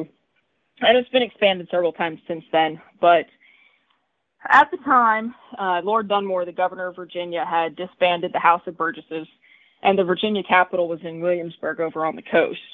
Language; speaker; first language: English; native; English